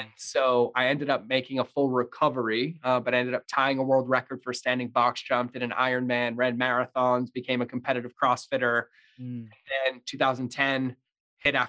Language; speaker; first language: English; native; English